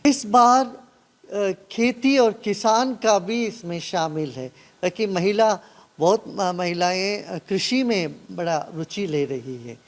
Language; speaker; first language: Hindi; non-native, local second language; Kannada